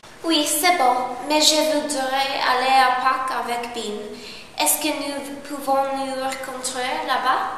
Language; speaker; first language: French; non-native, learner; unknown